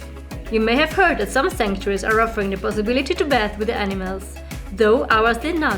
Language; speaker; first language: English; non-native, fluent; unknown